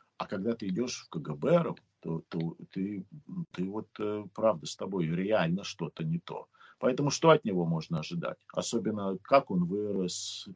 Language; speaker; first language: Russian; native; Russian